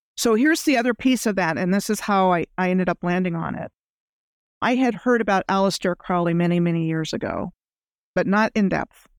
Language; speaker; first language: English; native; English